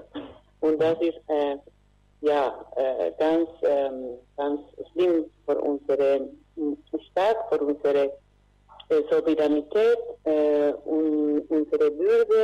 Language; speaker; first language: German; non-native, learner; Spanish